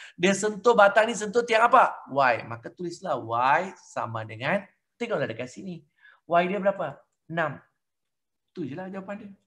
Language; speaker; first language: Malay; native; Malay